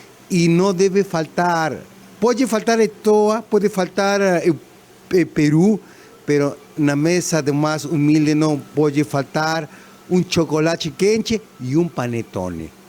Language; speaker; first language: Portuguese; non-native, fluent; Spanish